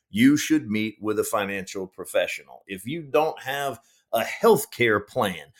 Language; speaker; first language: English; native; English